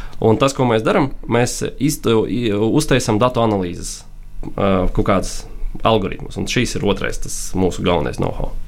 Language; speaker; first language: Latvian; non-native, local second language; Russian